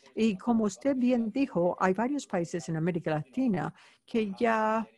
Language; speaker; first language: Spanish; non-native, fluent; Bulgarian